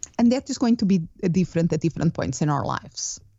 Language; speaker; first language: English; non-native, fluent; Portuguese